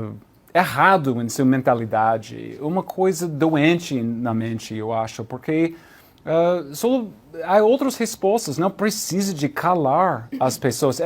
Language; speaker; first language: Portuguese; non-native, learner; English